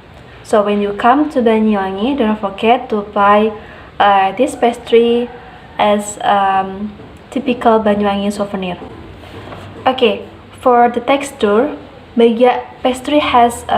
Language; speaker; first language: English; non-native, learner; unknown